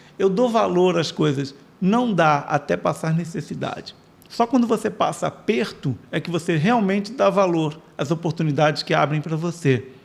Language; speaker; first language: Portuguese; native; Portuguese